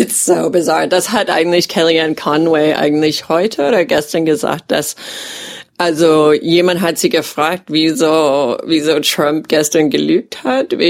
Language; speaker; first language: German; non-native, fluent; English